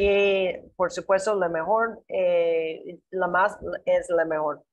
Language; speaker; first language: Spanish; non-native, learner; English